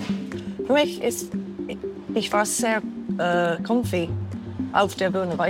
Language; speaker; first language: German; non-native, learner; English